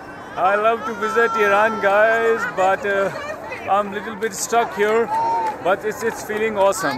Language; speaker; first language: English; non-native, learner; Urdu